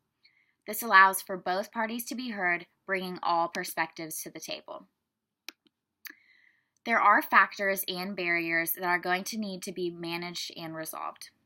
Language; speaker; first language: English; native; English